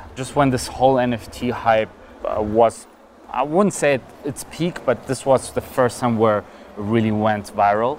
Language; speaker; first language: English; non-native, fluent; German